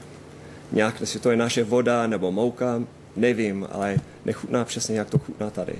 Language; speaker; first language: Czech; non-native, fluent; English